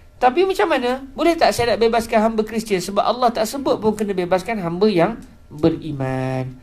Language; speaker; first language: Malay; native; Malay